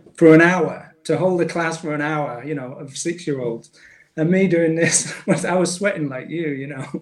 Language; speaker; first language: English; native; English